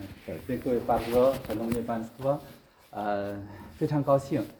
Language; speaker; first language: Polish; non-native, learner; Chinese